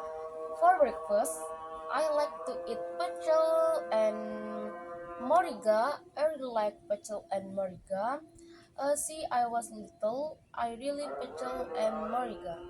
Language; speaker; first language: English; non-native, learner; Indonesian